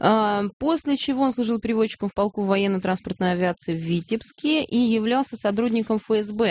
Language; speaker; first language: Russian; native; Russian